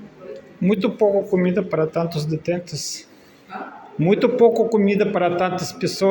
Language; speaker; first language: Portuguese; non-native, fluent; Russian